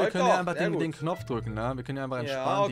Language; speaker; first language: German; native; German